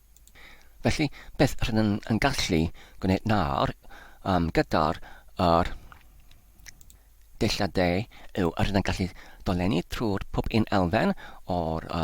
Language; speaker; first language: Welsh; non-native, learner; English